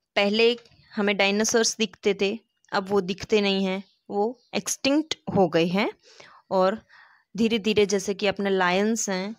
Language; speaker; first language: Hindi; non-native, local second language; Gujarati